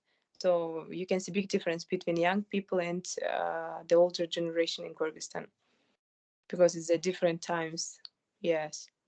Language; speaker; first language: English; non-native, fluent; Kyrgyz